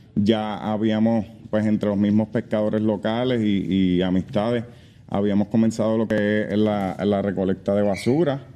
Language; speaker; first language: Spanish; native; Spanish